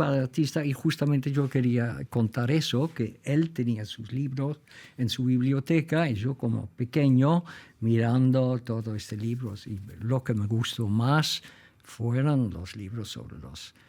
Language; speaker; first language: Spanish; non-native, fluent; Dutch